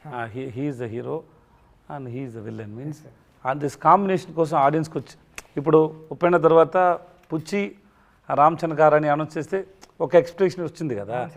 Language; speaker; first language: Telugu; non-native, learner; Tamil